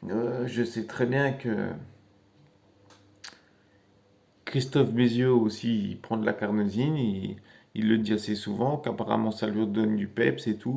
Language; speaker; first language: French; native; French